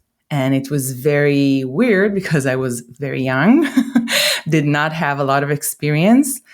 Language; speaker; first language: English; non-native, fluent; Hebrew